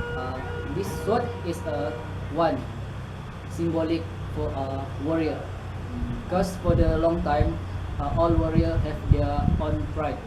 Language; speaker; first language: English; non-native, learner; Malay